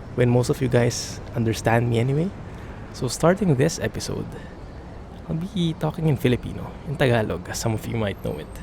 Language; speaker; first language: English; non-native, local second language; Filipino